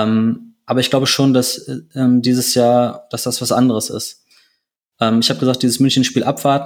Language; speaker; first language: German; native; German